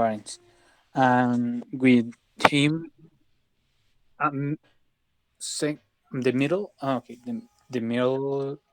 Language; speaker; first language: English; non-native, learner; Spanish